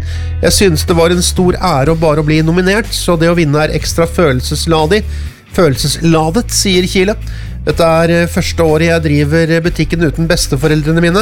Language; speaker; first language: Norwegian; native; Norwegian